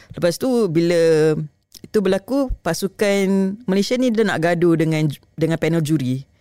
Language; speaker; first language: Malay; native; Malay